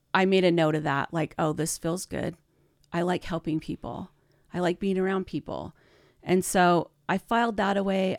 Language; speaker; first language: English; native; English